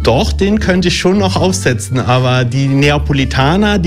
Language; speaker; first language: German; early bilingual, other home language; Italian